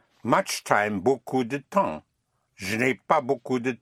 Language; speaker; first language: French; non-native, fluent; English